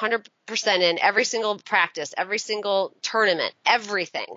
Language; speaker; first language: English; native; English